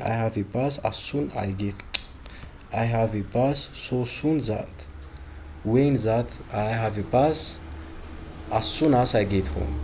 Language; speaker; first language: English; non-native, local second language; Amharic